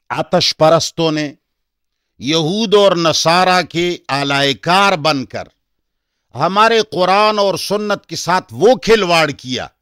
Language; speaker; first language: Urdu; non-native, local second language; Pashto